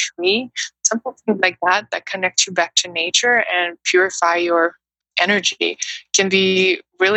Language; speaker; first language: English; non-native, fluent; Russian